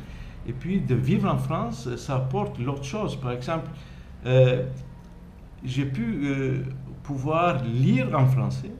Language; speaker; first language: French; non-native, fluent; Turkish